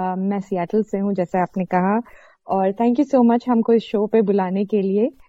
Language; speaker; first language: Hindi; non-native, local second language; Malayalam